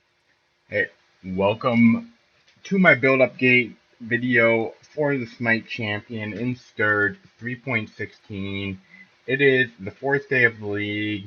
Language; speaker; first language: English; native; English